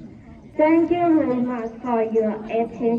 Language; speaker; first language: English; non-native, learner; Thai